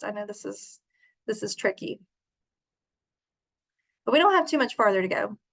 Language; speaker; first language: English; native; English